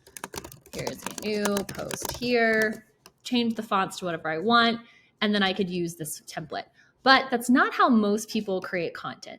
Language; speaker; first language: English; native; English